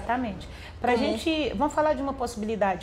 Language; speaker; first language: Portuguese; native; Portuguese